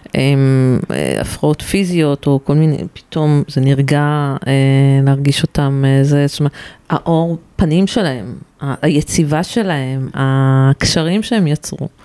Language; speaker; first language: Hebrew; native; Hebrew